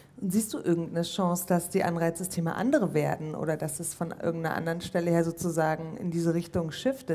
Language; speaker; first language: German; native; German